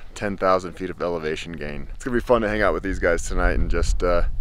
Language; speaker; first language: English; native; English